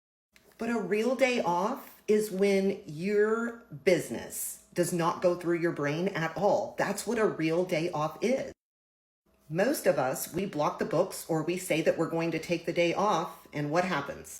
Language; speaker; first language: English; native; English